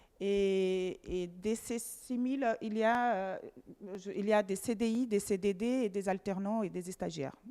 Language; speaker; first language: French; non-native, fluent; Portuguese